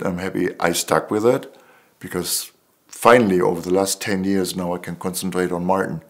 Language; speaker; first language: English; non-native, fluent; German